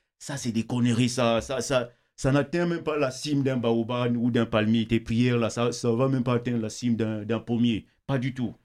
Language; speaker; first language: French; non-native, local second language; Kongo